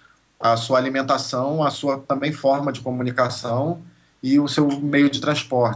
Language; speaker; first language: Portuguese; native; Portuguese